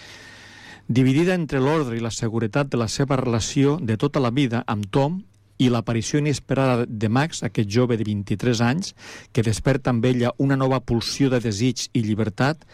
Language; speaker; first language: Catalan; native; Catalan